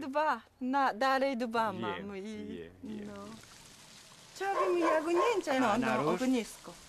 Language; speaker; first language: Polish; non-native, learner; Japanese